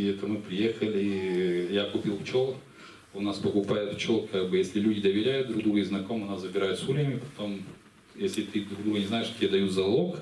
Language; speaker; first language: Russian; native; Russian